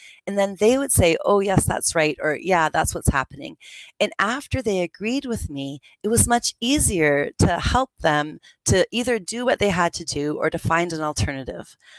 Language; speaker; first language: English; native; English